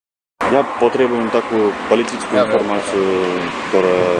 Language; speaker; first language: Slovak; non-native, learner; Russian